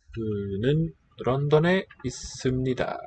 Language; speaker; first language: Korean; non-native, learner; English